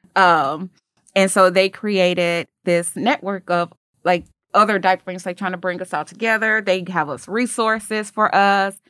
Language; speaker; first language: English; native; English